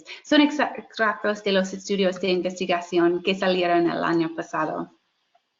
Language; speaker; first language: Spanish; non-native, fluent; English